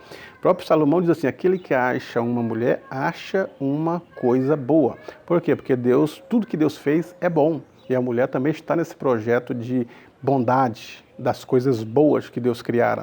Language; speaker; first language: Portuguese; native; Portuguese